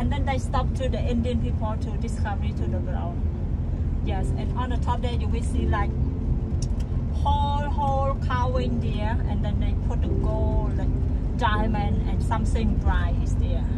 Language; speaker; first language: English; non-native, learner; Khmer